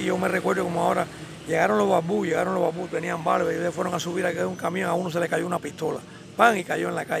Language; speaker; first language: Spanish; native; Spanish